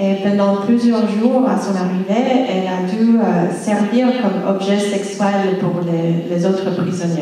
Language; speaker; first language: French; non-native, fluent; Spanish